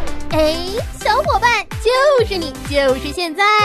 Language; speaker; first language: Chinese; native; Chinese